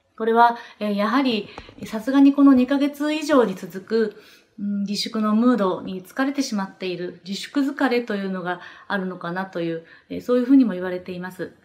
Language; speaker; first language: Japanese; native; Japanese